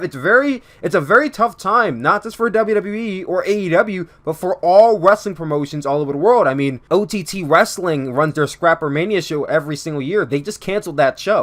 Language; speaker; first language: English; native; English